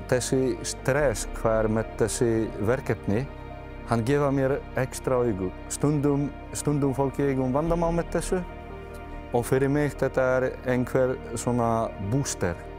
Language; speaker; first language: Icelandic; non-native, learner; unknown